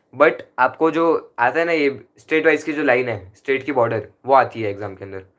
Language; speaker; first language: Hindi; non-native, local second language; Marathi